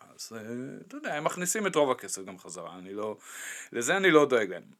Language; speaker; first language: Hebrew; non-native, fluent; German